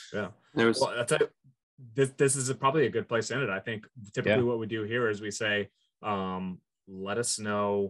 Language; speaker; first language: English; native; English